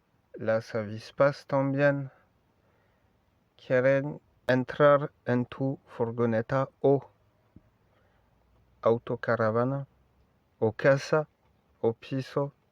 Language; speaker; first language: Spanish; non-native, learner; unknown